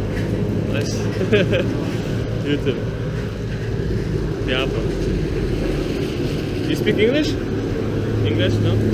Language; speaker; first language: English; non-native, learner; Lithuanian